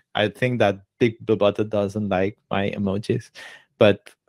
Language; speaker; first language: English; non-native, fluent; Catalan